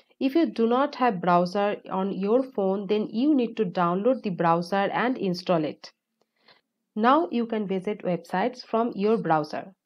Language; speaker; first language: English; non-native, local second language; Bangla